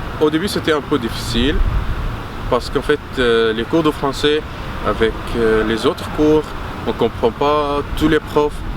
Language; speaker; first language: French; non-native, fluent; Arabic